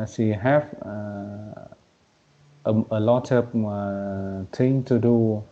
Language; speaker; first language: English; non-native, learner; Vietnamese